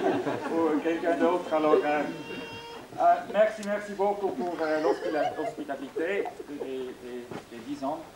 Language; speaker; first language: French; non-native, local second language; German